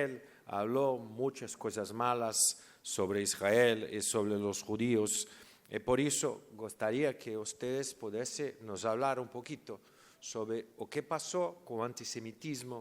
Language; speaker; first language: Spanish; non-native, learner; Portuguese